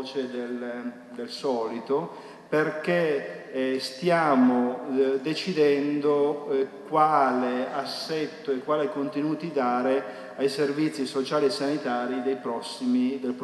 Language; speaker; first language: Italian; native; Italian